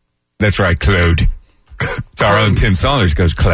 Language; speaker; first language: English; native; English